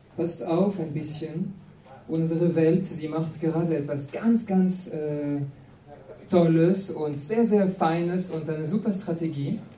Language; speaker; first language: German; non-native, fluent; French